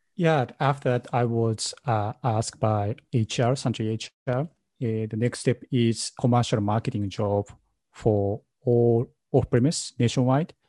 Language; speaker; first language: English; non-native, learner; Japanese